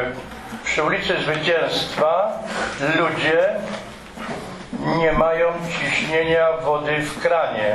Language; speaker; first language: Polish; native; Polish